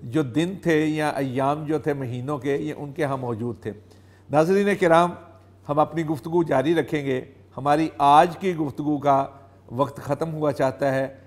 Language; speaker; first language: Urdu; non-native, local second language; Punjabi